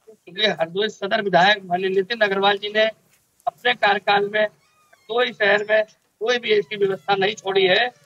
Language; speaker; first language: Hindi; native; Hindi